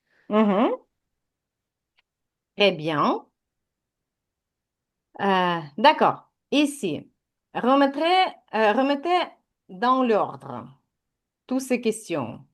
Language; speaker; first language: French; non-native, fluent; Ukrainian